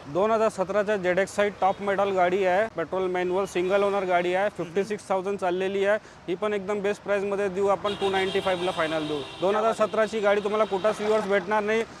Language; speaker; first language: Marathi; non-native, local second language; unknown